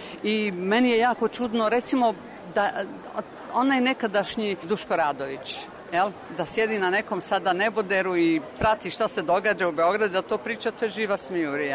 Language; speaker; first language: Croatian; native; Croatian